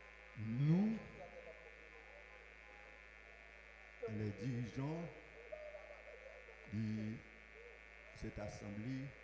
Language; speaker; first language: French; non-native, local second language; Haitian Creole